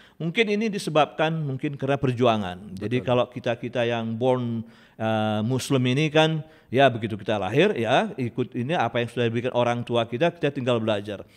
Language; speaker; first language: Indonesian; native; Indonesian